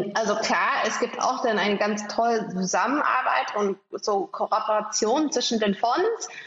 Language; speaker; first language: German; non-native, fluent; English